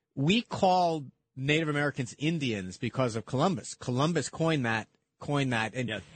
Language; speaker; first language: English; early bilingual, other home language; Italian